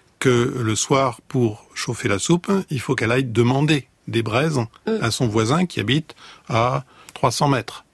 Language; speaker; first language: French; native; French